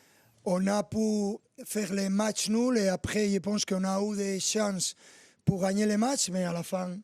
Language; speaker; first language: French; non-native, fluent; Spanish